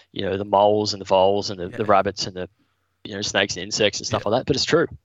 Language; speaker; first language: English; native; English